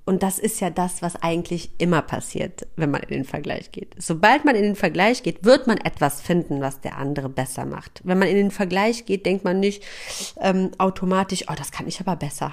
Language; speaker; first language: German; native; German